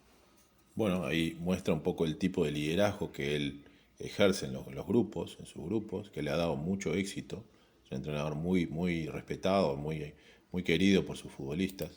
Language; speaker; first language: Spanish; native; Spanish